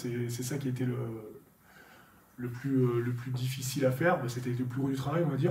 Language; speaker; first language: French; native; French